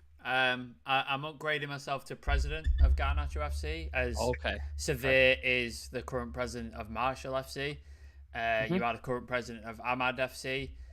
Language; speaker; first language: English; native; English